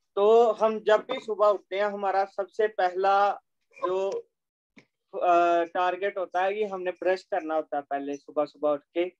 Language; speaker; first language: Hindi; native; Hindi